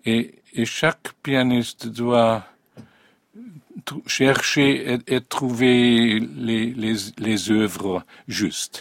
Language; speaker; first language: French; non-native, fluent; Hungarian